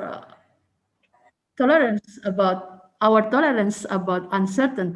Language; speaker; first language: English; non-native, learner; Indonesian